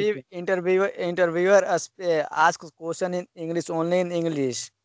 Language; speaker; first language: English; non-native, learner; Hindi